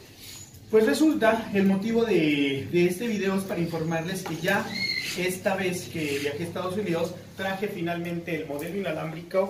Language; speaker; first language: Spanish; native; Spanish